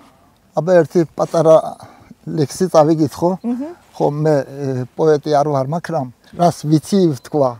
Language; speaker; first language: Georgian; early bilingual, heritage; Georgian